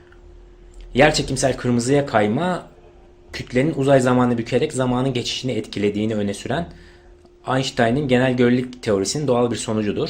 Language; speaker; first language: Turkish; native; Turkish